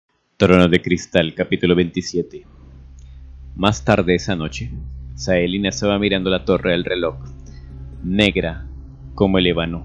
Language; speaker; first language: Spanish; native; Spanish